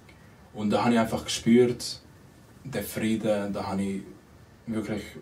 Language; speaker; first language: German; early bilingual, other home language; Spanish